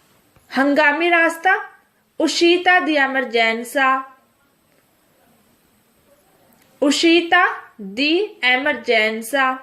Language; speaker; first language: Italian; non-native, fluent; Urdu